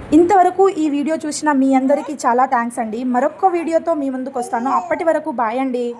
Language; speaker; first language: Telugu; non-native, local second language; Lambadi